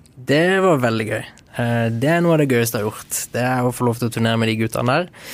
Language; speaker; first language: Norwegian; early bilingual, other home language; Spanish